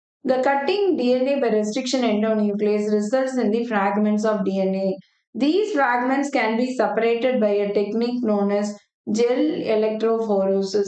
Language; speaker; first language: English; non-native, local second language; Tamil